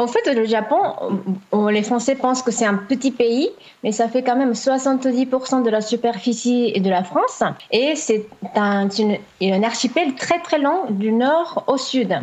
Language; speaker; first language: French; non-native, fluent; Japanese